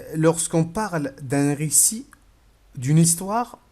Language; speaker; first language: French; non-native, local second language; Arabic